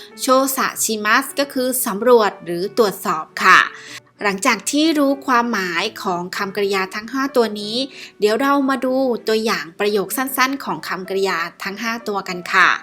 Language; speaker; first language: Thai; native; Thai